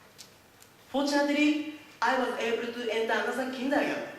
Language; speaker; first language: English; non-native, learner; Japanese